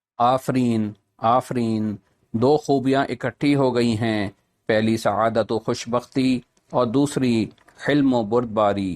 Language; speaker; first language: Urdu; native; Urdu